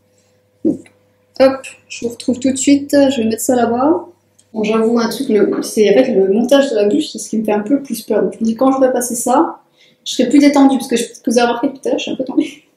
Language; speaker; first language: French; native; French